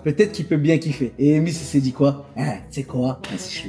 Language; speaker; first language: French; native; French